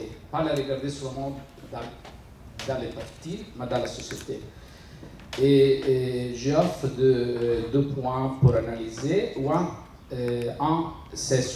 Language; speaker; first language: French; non-native, learner; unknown